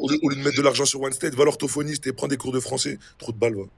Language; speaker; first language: French; native; French